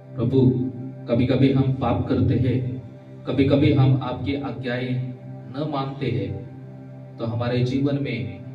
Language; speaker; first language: Hindi; non-native, local second language; Marathi